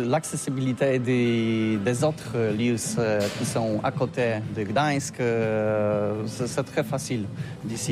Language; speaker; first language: French; non-native, learner; Polish